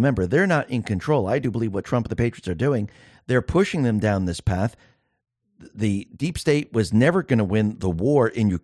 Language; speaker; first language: English; native; English